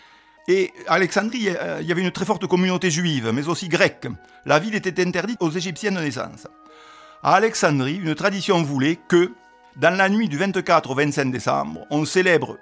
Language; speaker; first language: French; native; French